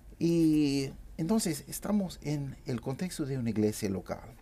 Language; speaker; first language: Spanish; non-native, fluent; English